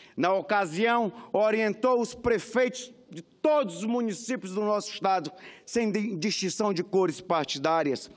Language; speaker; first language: Portuguese; native; Portuguese